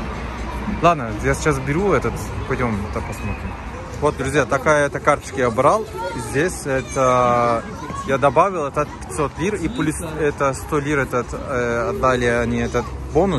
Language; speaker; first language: Russian; non-native, learner; Turkish